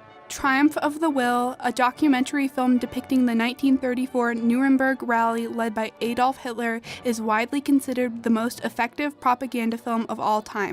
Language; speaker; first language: English; native; English